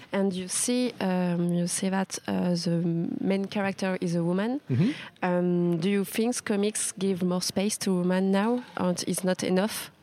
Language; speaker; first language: English; non-native, learner; Portuguese